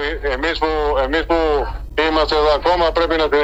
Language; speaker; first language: Greek; early bilingual, heritage; Spanish